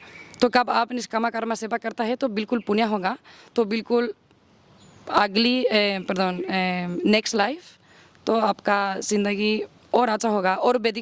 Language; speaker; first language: Hindi; non-native, learner; Spanish